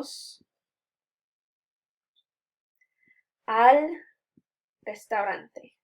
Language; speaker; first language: Spanish; non-native, fluent; English